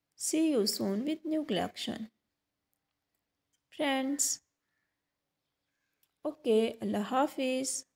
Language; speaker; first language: English; non-native, local second language; Urdu